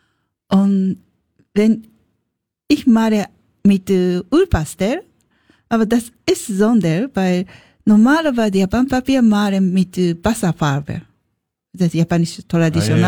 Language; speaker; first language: German; non-native, learner; Japanese